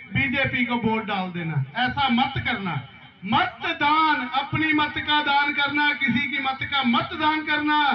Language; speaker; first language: Hindi; non-native, local second language; Punjabi